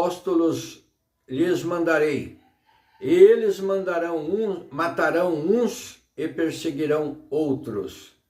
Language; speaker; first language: Portuguese; native; Portuguese